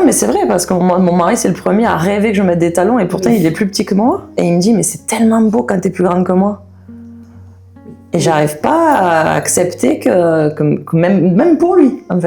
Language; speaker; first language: French; native; French